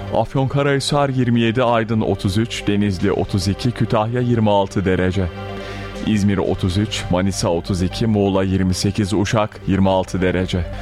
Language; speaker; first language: Turkish; native; Turkish